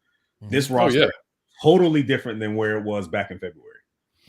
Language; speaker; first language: English; native; English